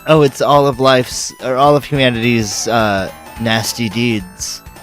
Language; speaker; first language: English; native; English